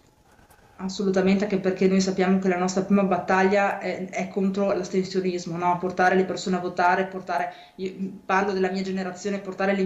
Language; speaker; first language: Italian; native; Italian